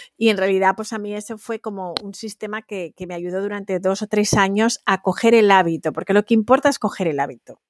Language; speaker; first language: Spanish; native; Spanish